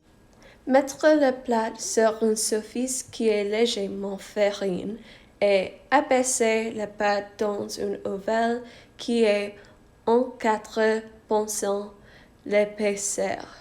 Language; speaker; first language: French; non-native, learner; English